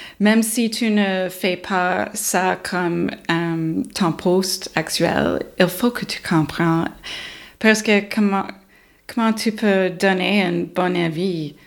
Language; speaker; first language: French; non-native, learner; English